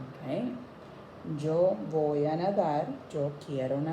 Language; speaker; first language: Spanish; non-native, fluent; English